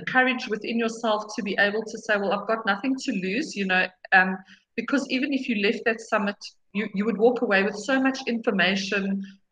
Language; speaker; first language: English; native; English